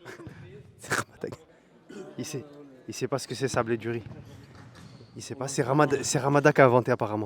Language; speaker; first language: French; native; French